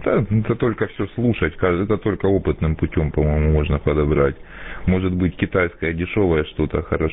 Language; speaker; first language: Russian; native; Russian